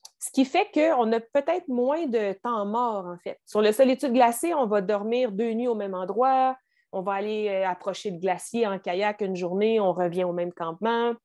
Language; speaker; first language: French; native; French